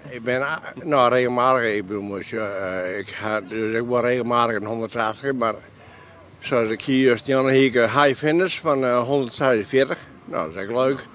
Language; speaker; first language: Dutch; non-native, local second language; Western Frisian